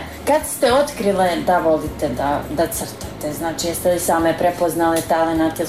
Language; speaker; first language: Croatian; native; Croatian